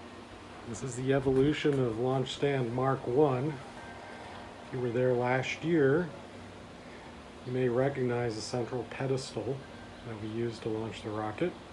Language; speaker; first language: English; native; English